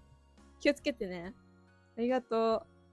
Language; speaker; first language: Japanese; native; Japanese